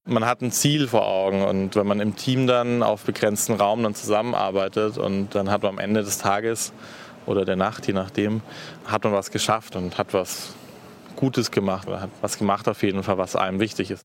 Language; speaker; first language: German; native; German